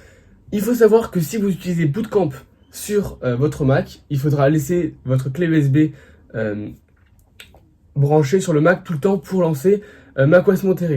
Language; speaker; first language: French; native; French